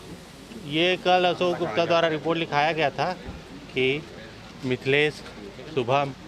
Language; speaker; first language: Hindi; native; Hindi